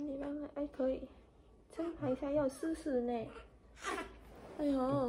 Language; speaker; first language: Chinese; non-native, fluent; Vietnamese